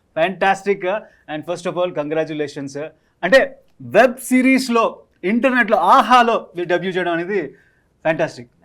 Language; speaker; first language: Telugu; native; Telugu